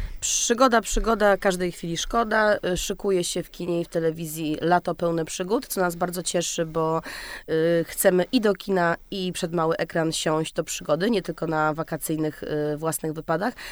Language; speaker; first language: Polish; native; Polish